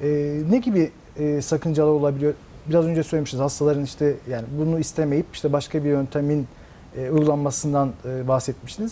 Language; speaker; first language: Turkish; native; Turkish